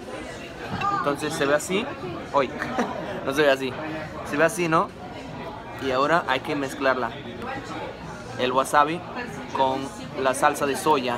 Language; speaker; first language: Spanish; non-native, fluent; English